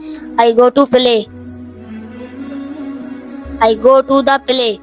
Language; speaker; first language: English; non-native, learner; Bangla